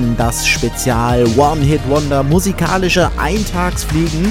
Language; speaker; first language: German; native; German